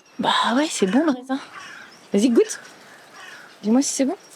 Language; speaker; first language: French; native; French